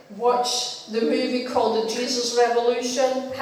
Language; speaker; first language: English; non-native, fluent; Danish